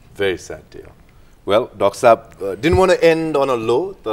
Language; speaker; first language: English; non-native, local second language; Nepali